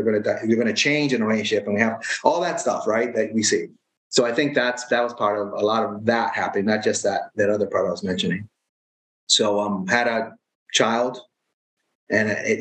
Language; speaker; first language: English; native; English